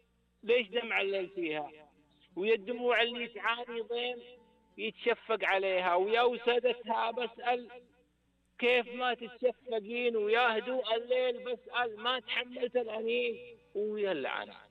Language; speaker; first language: Arabic; native; Arabic